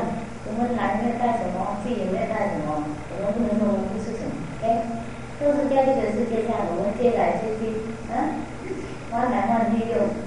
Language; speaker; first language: Chinese; non-native, fluent; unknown